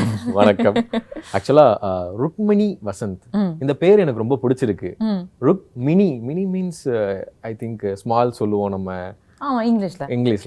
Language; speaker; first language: Tamil; native; Tamil